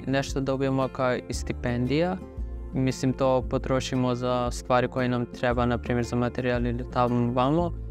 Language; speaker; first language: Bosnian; non-native, fluent; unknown